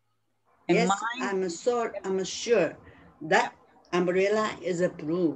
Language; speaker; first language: English; non-native, learner; Chinese